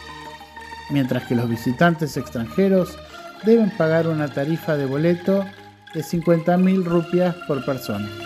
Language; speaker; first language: Spanish; non-native, fluent; Indonesian